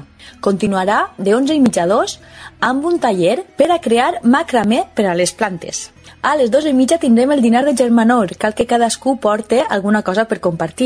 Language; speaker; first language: Catalan; native; Catalan